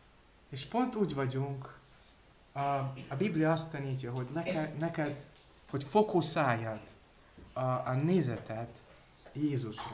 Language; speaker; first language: Hungarian; non-native, learner; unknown